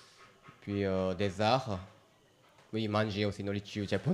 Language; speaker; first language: French; non-native, learner; Japanese